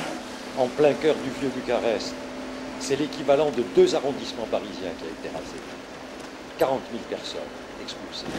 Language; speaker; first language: French; native; French